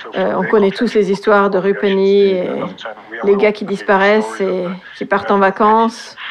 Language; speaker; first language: French; non-native, fluent; English